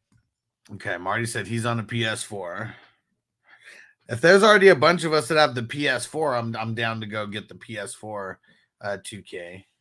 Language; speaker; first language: English; native; English